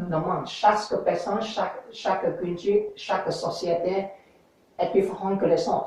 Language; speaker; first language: French; non-native, learner; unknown